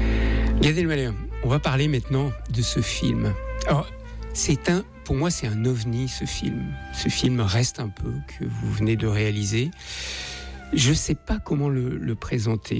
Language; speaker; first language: French; native; French